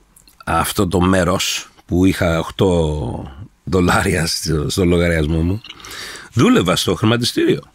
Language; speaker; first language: Greek; early bilingual, heritage; Greek